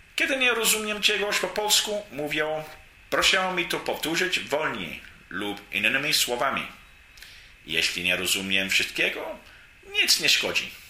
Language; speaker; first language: Polish; non-native, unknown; English